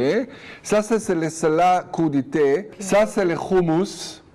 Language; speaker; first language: French; non-native, fluent; Hebrew